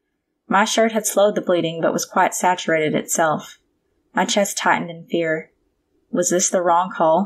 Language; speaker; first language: English; native; English